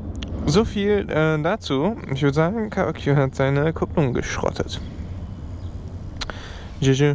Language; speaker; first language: German; native; German